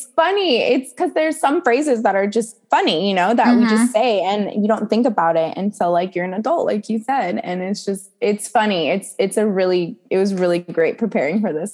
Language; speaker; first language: English; native; English